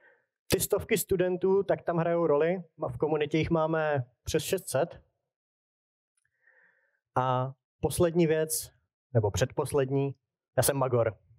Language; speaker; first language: Czech; native; Czech